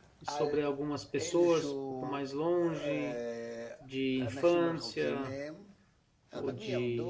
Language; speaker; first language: Portuguese; non-native, fluent; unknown